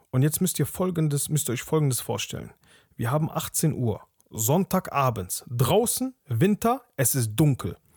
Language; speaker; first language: German; early bilingual, other home language; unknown